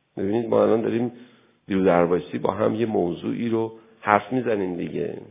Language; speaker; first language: Persian; native; Persian